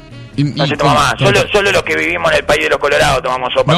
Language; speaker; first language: Spanish; native; Spanish